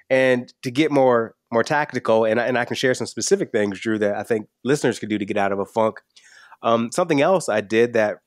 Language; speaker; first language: English; native; English